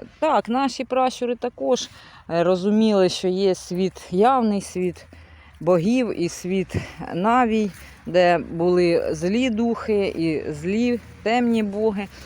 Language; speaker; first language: Ukrainian; non-native, local second language; Russian